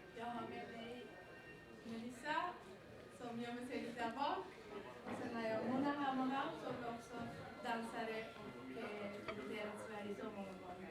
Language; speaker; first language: Swedish; non-native, fluent; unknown